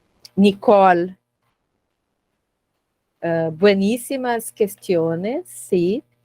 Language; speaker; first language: Spanish; non-native, learner; Portuguese